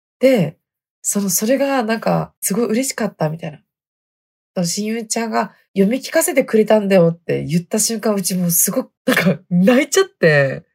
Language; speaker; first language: Japanese; native; Japanese